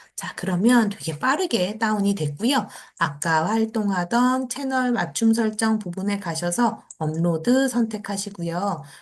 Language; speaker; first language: Korean; native; Korean